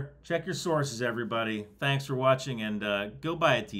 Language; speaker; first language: English; native; English